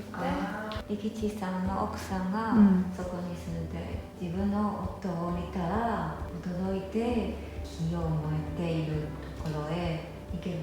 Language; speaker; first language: Japanese; non-native, learner; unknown